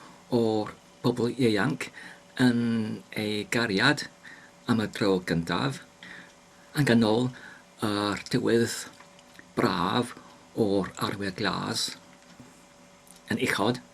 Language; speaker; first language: Welsh; non-native, learner; English